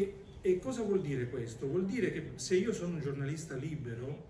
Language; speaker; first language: Italian; native; Italian